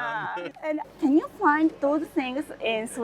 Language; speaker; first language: English; non-native, learner; Japanese